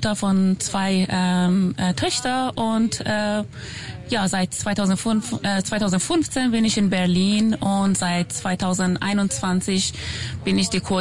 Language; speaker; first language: German; non-native, fluent; Persian